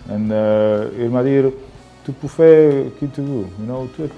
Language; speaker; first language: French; non-native, learner; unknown